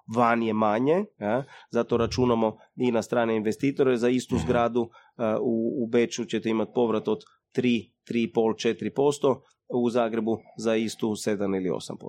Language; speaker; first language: Croatian; early bilingual, heritage; Croatian